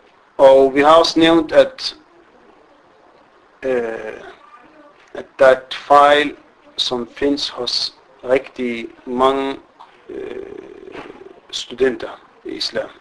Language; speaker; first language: Danish; non-native, fluent; Arabic